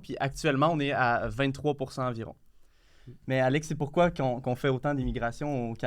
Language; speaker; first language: French; native; French